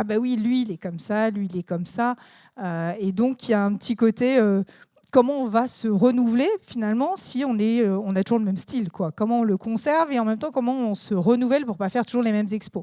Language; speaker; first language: French; native; French